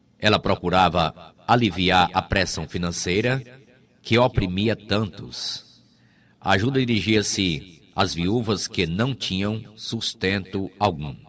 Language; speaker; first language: Portuguese; native; Portuguese